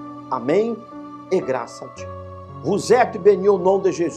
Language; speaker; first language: French; non-native, fluent; Portuguese